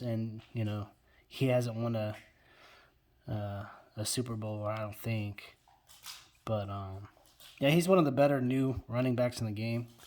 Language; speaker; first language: English; native; English